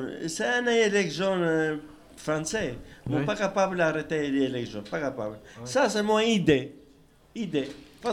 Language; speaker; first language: French; non-native, learner; Albanian